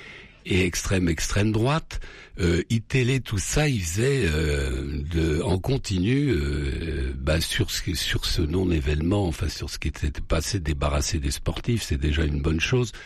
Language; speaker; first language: French; native; French